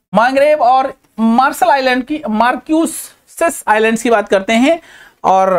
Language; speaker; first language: Hindi; native; Hindi